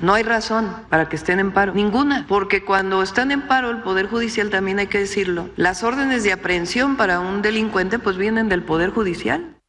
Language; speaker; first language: Spanish; native; Spanish